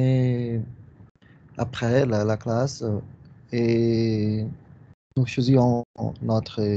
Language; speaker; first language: French; non-native, learner; Portuguese